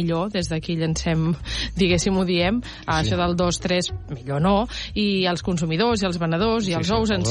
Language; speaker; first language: Catalan; native; Catalan